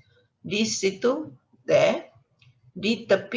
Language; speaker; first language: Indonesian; non-native, local second language; Tamil